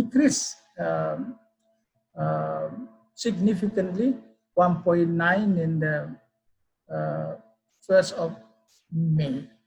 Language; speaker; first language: English; non-native, fluent; Indonesian